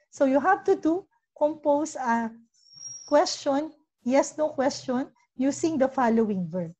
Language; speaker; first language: English; non-native, local second language; Filipino